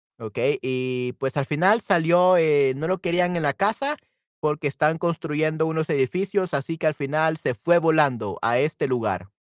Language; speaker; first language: Spanish; native; Spanish